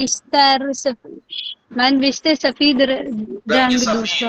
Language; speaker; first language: Persian; non-native, learner; Urdu